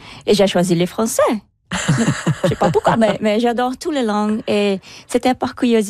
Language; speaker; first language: French; non-native, learner; Portuguese